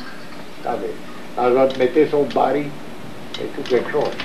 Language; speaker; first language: French; native; French